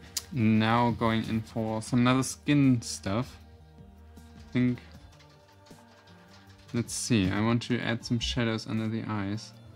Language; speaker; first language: English; non-native, fluent; German